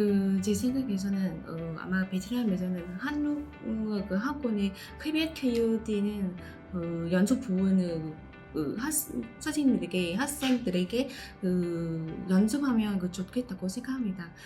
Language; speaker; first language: Korean; non-native, learner; Vietnamese